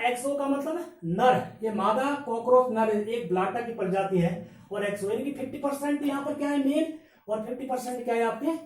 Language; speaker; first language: Hindi; native; Hindi